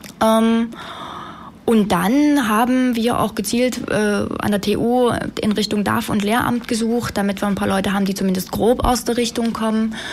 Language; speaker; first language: German; native; German